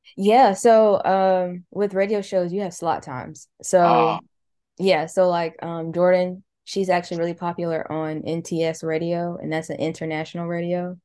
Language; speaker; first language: English; native; English